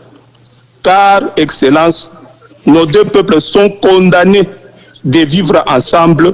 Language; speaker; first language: French; non-native, local second language; Lingala